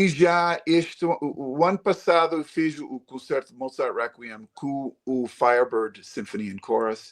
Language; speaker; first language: Portuguese; early bilingual, heritage; Portuguese